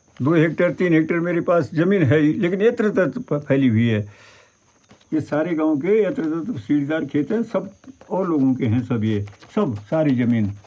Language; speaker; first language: Hindi; non-native, local second language; Garhwali